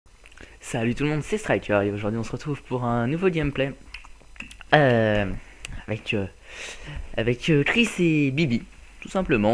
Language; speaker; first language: French; native; French